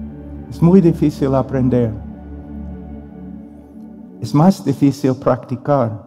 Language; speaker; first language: Spanish; non-native, fluent; English